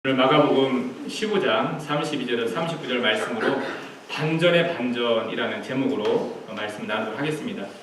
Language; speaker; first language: Korean; native; Korean